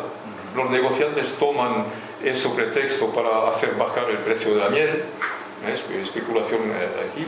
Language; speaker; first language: Spanish; non-native, fluent; French